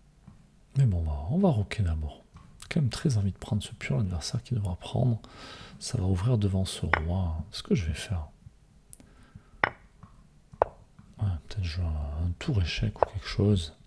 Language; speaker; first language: French; native; French